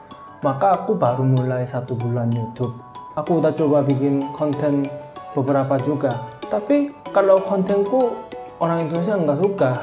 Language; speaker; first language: Indonesian; non-native, fluent; Korean